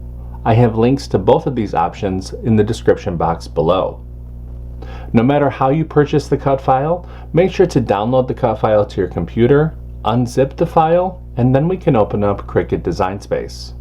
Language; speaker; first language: English; native; English